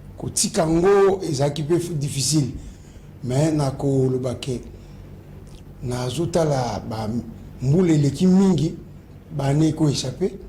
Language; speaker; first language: Lingala; native; Lingala